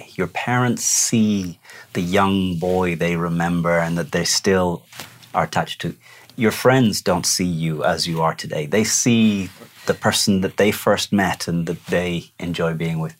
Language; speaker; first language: English; native; English